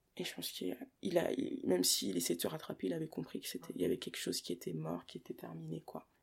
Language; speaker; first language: French; early bilingual, other home language; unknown